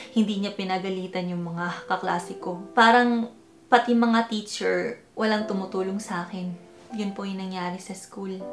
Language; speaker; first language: Filipino; early bilingual, heritage; Filipino